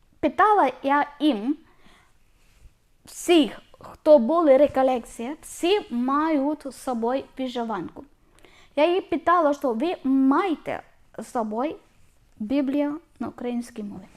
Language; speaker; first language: Ukrainian; non-native, learner; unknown